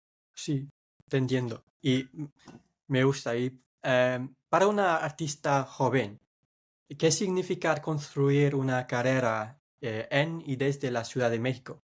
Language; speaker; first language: Spanish; non-native, fluent; English